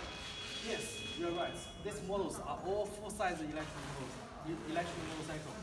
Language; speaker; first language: English; non-native, learner; Chinese